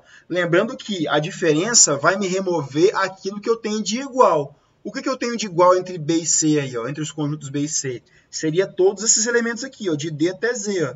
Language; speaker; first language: Portuguese; native; Portuguese